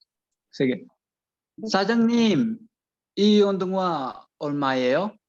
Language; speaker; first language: Korean; non-native, learner; Filipino